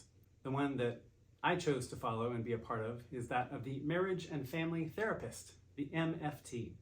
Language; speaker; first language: English; native; English